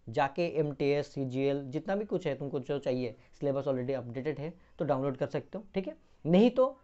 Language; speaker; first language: Hindi; non-native, local second language; Bangla